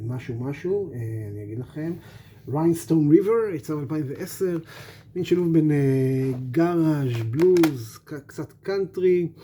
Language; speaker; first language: Hebrew; native; Hebrew